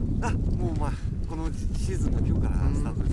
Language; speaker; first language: Japanese; native; Japanese